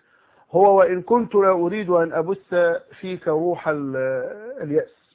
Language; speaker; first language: Arabic; native; Arabic